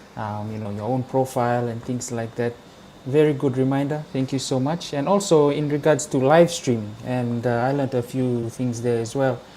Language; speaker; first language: English; non-native, local second language; Fijian